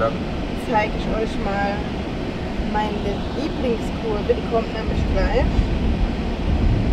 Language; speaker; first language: German; native; German